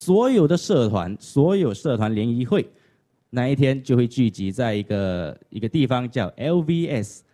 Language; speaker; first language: Chinese; native; Chinese